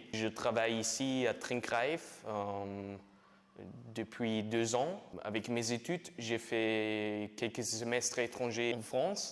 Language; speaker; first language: French; non-native, fluent; German